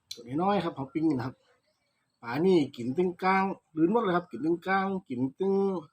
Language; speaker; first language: Thai; native; Thai